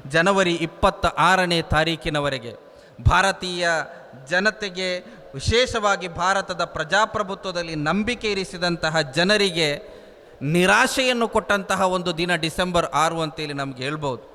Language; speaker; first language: Kannada; non-native, local second language; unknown